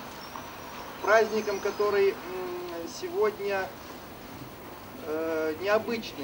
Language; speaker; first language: Russian; native; Russian